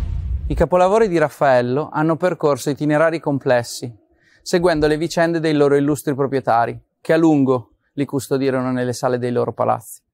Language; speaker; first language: Italian; native; Italian